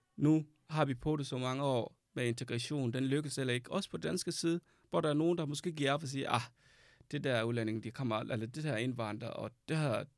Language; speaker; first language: Danish; non-native, fluent; Arabic